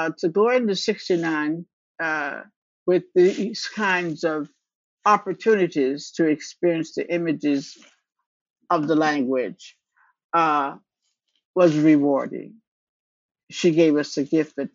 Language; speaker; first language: English; native; English